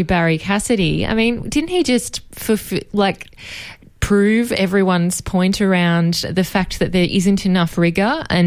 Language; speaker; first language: English; native; English